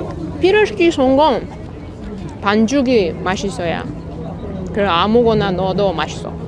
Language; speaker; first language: Korean; non-native, learner; Russian